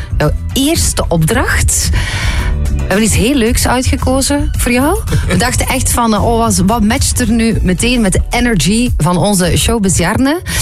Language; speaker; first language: Dutch; native; Dutch